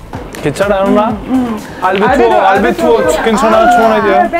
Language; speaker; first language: Korean; non-native, fluent; Italian